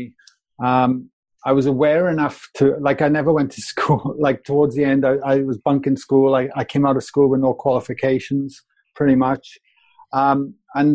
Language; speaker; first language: English; native; English